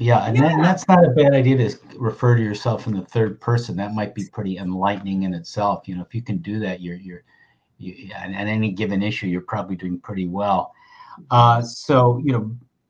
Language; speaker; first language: English; native; English